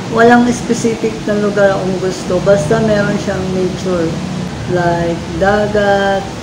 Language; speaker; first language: Filipino; non-native, local second language; Waray